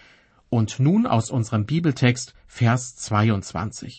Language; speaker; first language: German; native; German